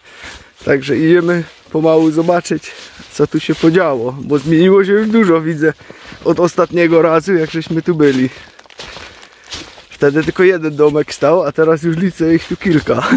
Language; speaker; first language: Polish; native; Polish